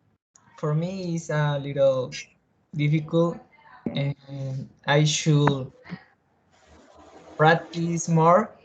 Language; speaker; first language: English; non-native, learner; Spanish